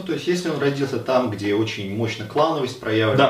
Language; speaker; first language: Russian; native; Russian